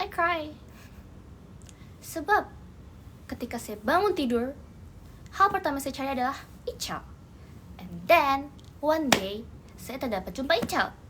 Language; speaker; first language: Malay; non-native, learner; Indonesian